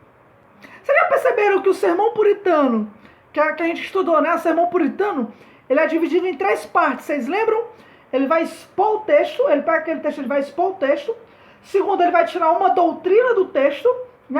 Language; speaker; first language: Portuguese; native; Portuguese